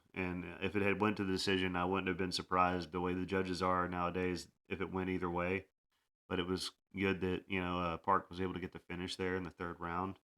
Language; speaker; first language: English; native; English